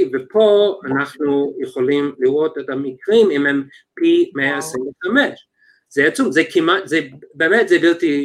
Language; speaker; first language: Hebrew; non-native, fluent; English